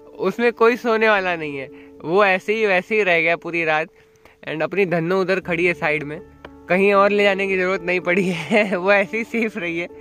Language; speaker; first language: Hindi; native; Hindi